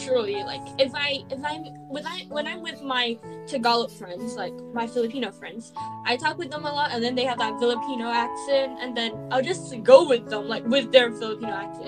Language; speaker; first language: English; non-native, local second language; Cantonese